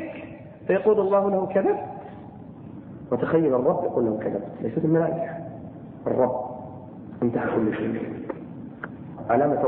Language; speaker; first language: Arabic; native; Arabic